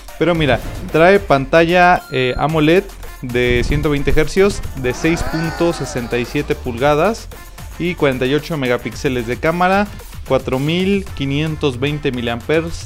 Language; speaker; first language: Spanish; native; Spanish